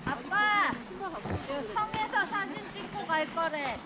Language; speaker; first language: Korean; native; Korean